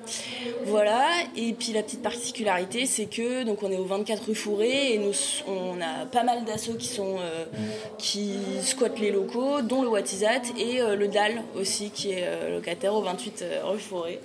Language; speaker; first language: French; native; French